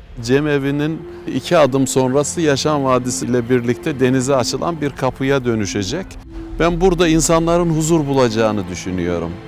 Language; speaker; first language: Turkish; native; Turkish